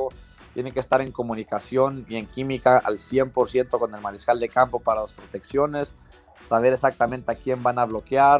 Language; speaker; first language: Spanish; native; Spanish